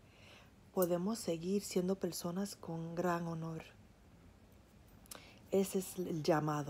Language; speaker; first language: Spanish; early bilingual, heritage; Spanish